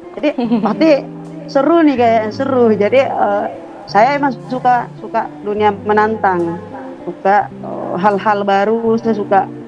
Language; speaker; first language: Indonesian; native; Indonesian